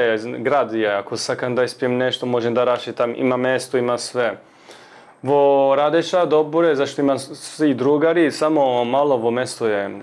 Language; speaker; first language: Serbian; non-native, local second language; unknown